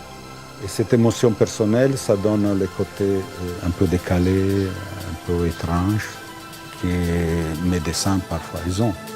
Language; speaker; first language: French; non-native, fluent; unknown